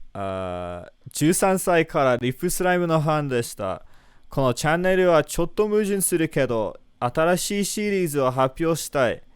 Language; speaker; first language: Japanese; non-native, learner; English